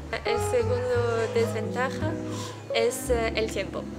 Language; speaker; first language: Spanish; early bilingual, heritage; French